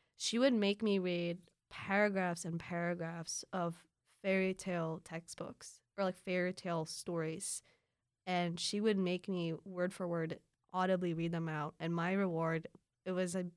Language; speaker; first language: English; early bilingual, other home language; Filipino